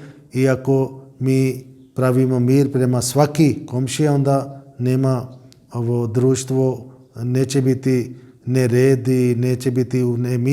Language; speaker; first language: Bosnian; non-native, fluent; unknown